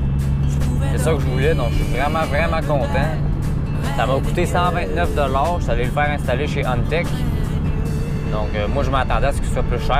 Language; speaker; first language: French; native; French